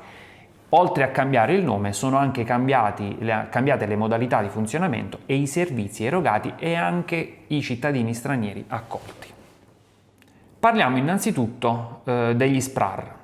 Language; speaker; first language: Italian; native; Italian